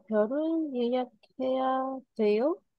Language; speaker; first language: Korean; non-native, learner; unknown